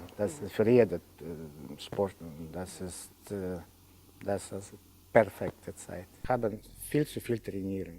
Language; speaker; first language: German; non-native, learner; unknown